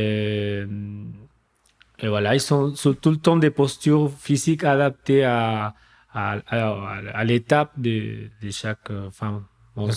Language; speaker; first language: French; non-native, fluent; Spanish